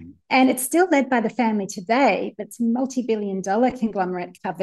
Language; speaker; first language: English; native; English